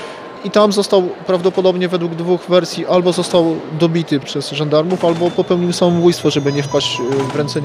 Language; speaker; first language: Polish; native; Polish